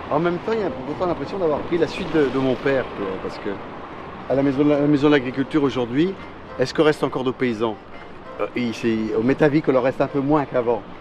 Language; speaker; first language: French; native; French